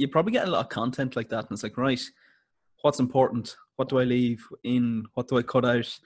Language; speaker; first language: English; native; English